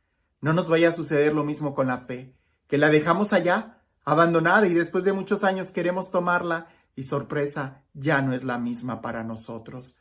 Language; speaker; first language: Spanish; native; Spanish